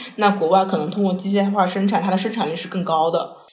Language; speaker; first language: Chinese; non-native, local second language; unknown